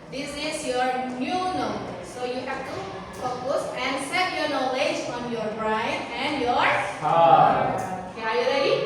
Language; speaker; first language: English; non-native, learner; Indonesian